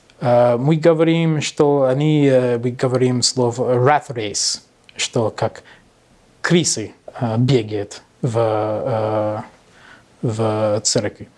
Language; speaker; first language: Russian; non-native, learner; English